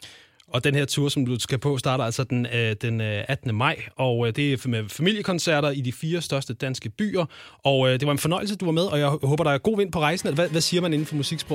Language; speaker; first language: Danish; native; Danish